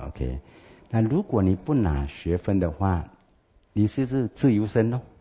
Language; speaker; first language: Chinese; native; Chinese